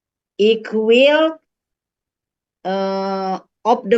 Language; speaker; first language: Dutch; non-native, learner; Indonesian